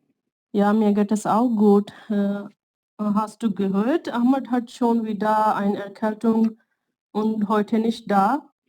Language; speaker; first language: German; non-native, learner; Urdu